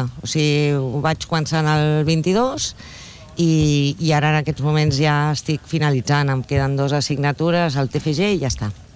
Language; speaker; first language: Catalan; non-native, local second language; Spanish